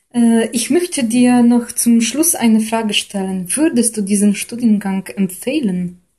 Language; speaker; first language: German; non-native, fluent; Polish